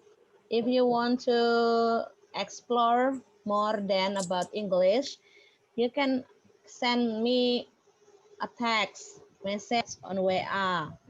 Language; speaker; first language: English; non-native, fluent; Indonesian